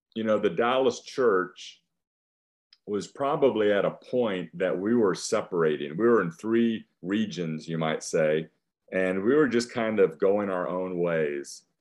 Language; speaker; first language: English; native; English